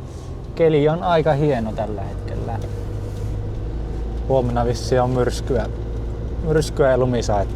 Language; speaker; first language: Finnish; native; Finnish